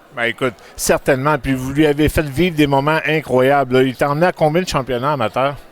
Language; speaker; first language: French; native; French